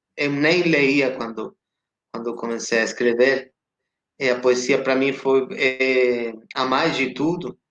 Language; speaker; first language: Portuguese; non-native, fluent; Spanish